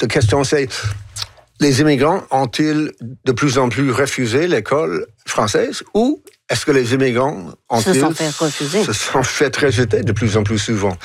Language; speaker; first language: French; non-native, local second language; English